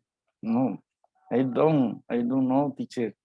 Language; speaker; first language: English; non-native, learner; Spanish